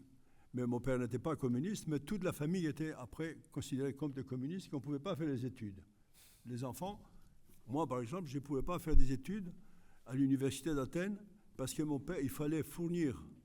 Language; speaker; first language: French; non-native, fluent; Greek